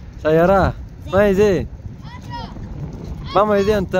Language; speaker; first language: Arabic; non-native, learner; Bangla